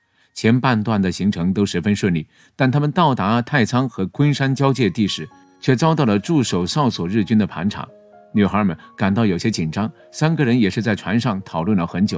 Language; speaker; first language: Chinese; native; Chinese